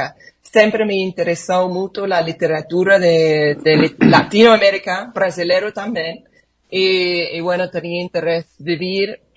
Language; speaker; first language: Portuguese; non-native, fluent; English